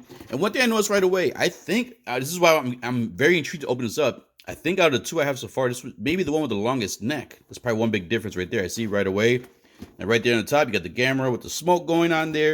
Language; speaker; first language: English; native; English